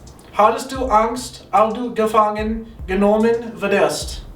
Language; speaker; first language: German; non-native, learner; English